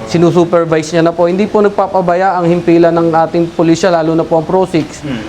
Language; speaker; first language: Filipino; native; Filipino